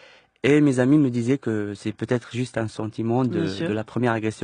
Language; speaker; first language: French; non-native, local second language; Arabic